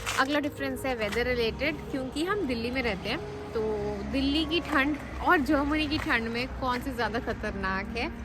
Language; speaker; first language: Hindi; native; Hindi